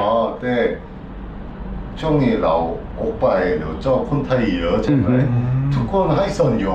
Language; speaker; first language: Thai; non-native, learner; Korean